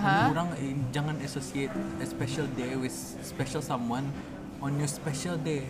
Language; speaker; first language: English; non-native, local second language; Malay